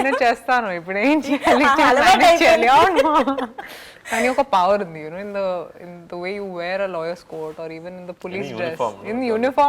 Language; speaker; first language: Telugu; non-native, local second language; Hindi